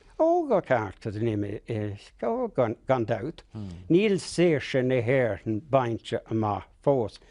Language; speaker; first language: Irish; non-native, local second language; English